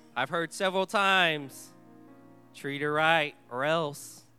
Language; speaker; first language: English; early bilingual, other home language; Vietnamese